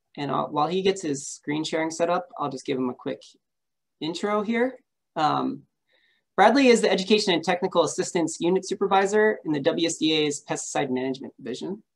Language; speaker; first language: English; native; English